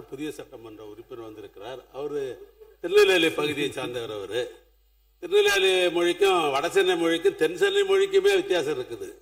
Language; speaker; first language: Tamil; native; Tamil